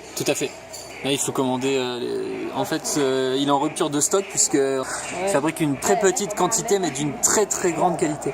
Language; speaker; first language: French; native; French